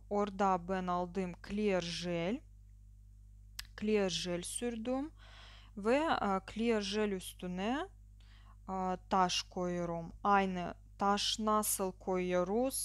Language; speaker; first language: Turkish; non-native, learner; Russian